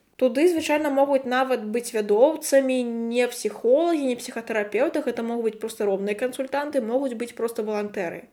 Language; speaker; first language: Belarusian; non-native, local second language; Russian